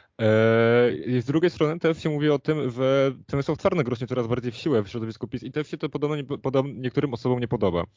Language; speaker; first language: Polish; native; Polish